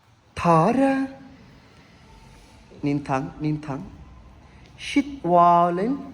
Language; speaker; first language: Vietnamese; non-native, learner; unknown